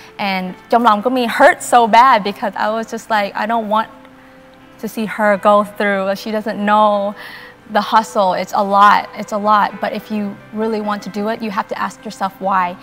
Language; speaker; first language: English; early bilingual, other home language; Vietnamese